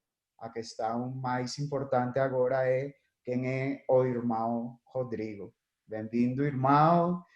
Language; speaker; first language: Portuguese; non-native, fluent; Spanish